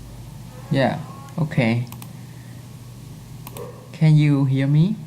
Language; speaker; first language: English; non-native, fluent; Vietnamese